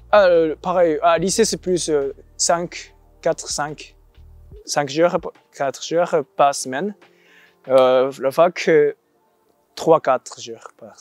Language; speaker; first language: French; non-native, learner; Japanese